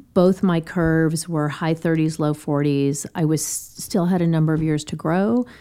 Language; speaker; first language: English; native; English